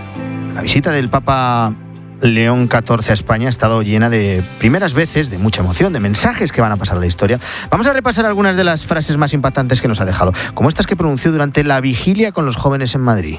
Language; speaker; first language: Spanish; native; Spanish